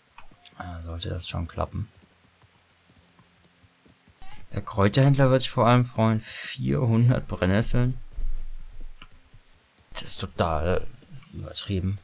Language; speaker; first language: German; native; German